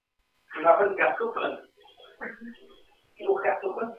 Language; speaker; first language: German; non-native, learner; French